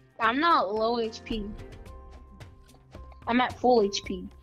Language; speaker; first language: English; native; English